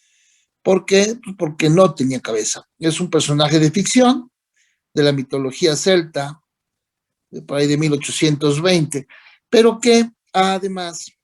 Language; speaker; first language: Spanish; native; Spanish